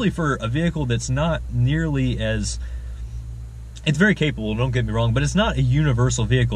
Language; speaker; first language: English; native; English